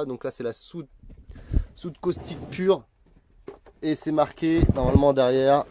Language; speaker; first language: French; native; French